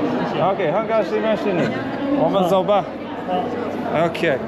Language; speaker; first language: Chinese; non-native, learner; English